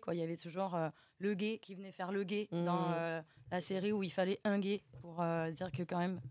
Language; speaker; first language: French; native; French